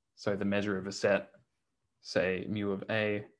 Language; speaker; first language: English; native; English